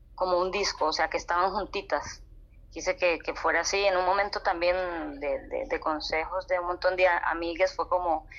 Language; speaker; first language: Spanish; native; Spanish